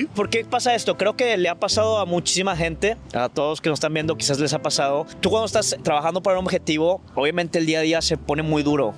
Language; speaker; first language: Spanish; native; Spanish